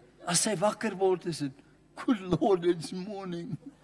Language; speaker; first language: English; native; English